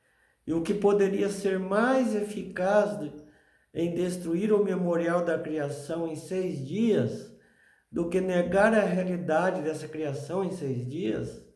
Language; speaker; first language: Portuguese; native; Portuguese